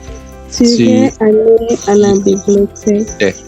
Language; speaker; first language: French; non-native, learner; English